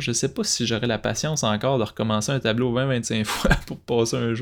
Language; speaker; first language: French; native; French